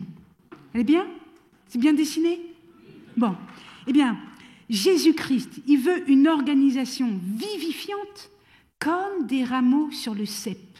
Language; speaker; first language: French; native; French